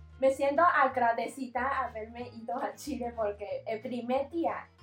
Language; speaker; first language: Spanish; non-native, learner; Chinese